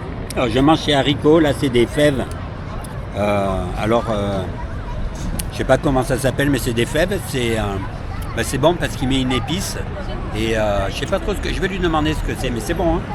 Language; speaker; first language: French; native; French